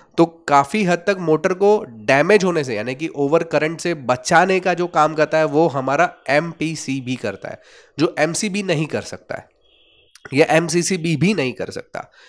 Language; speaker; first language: Hindi; non-native, local second language; Gujarati